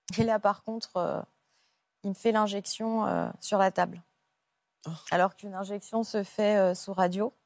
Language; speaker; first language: French; native; French